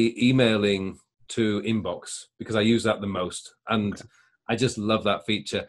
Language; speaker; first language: English; native; English